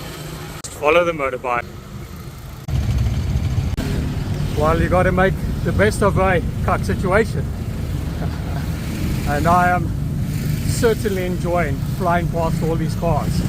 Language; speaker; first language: English; native; English